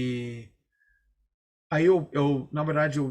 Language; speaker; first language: Portuguese; non-native, fluent; English